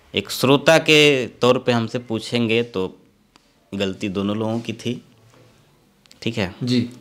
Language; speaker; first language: Hindi; native; Hindi